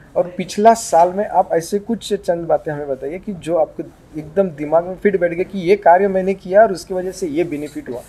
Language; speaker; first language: Hindi; non-native, local second language; Marathi